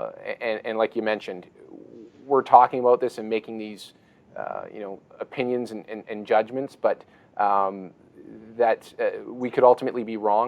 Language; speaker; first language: English; native; English